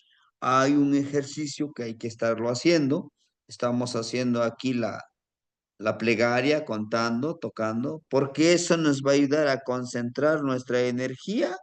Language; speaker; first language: Spanish; native; Spanish